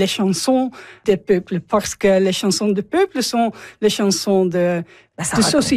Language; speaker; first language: French; non-native, learner; English